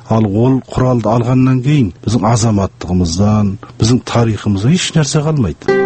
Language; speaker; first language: Kazakh; early bilingual, heritage; Kazakh